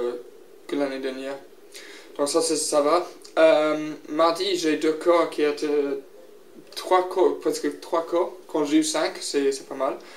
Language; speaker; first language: French; non-native, learner; English